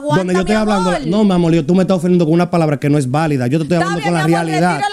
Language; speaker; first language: Spanish; native; Spanish